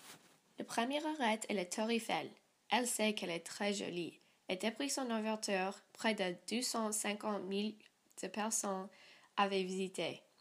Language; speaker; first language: French; non-native, learner; English